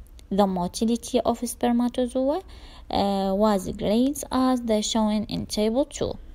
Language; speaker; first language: English; non-native, fluent; Arabic